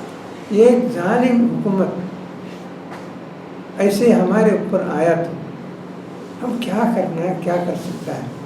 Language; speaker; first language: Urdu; non-native, local second language; Malayalam